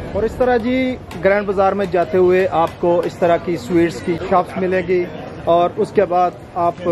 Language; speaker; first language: Urdu; non-native, local second language; Punjabi